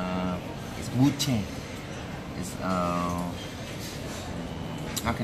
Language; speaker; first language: English; non-native, learner; Korean